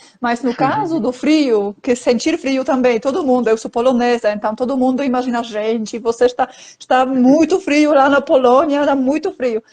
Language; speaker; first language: Portuguese; non-native, fluent; Polish